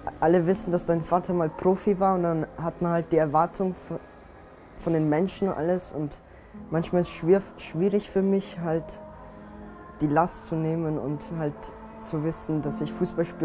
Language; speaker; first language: German; early bilingual, other home language; Czech